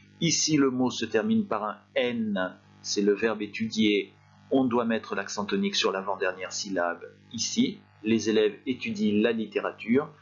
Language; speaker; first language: French; native; French